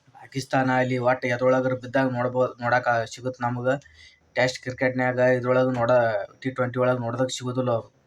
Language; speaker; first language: Kannada; native; Kannada